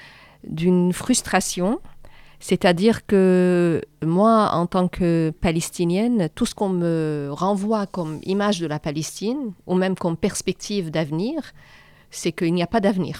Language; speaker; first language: French; non-native, fluent; Arabic